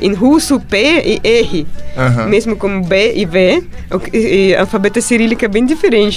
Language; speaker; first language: Portuguese; non-native, fluent; Russian